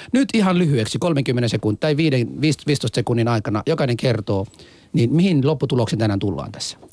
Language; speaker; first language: Finnish; early bilingual, other home language; Somali